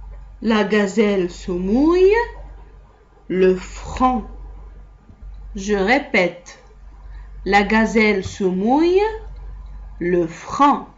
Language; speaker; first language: French; non-native, local second language; Arabic